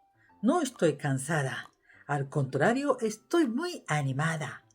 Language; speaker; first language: Spanish; non-native, fluent; Japanese